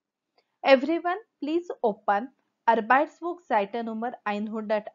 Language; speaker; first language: German; non-native, fluent; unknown